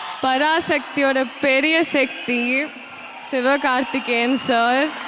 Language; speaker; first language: Tamil; non-native, learner; Telugu